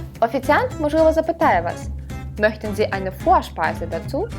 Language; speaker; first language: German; non-native, fluent; Ukrainian